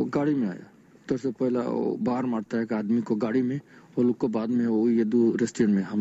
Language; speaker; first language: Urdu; non-native, learner; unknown